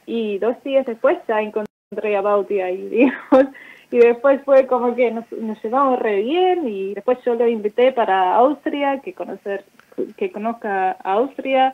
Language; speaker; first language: Spanish; non-native, fluent; German